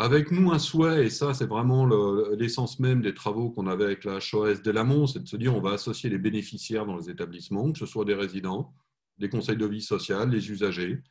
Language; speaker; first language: French; native; French